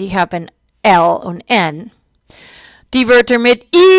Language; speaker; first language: German; non-native, fluent; English